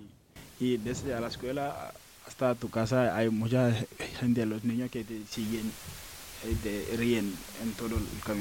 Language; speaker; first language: Spanish; non-native, learner; Wolof